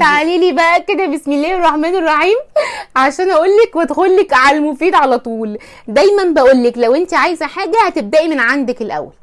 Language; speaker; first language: Arabic; native; Arabic